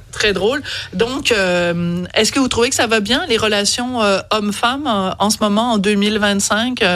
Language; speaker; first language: French; native; French